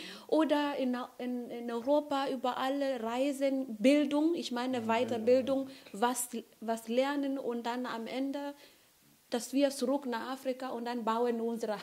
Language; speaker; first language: German; non-native, fluent; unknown